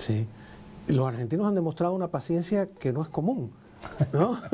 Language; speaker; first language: Spanish; native; Spanish